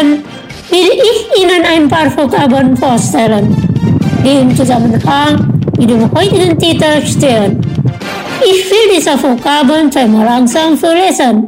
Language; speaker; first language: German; non-native, learner; Indonesian